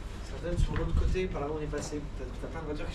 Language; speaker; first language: French; native; French